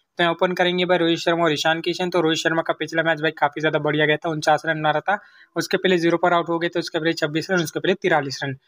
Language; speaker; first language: Hindi; native; Hindi